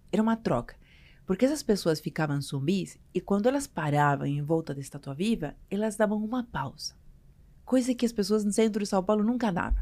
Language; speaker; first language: Portuguese; non-native, fluent; Spanish